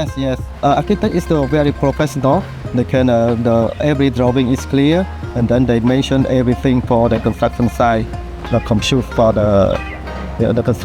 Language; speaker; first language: English; non-native, learner; Khmer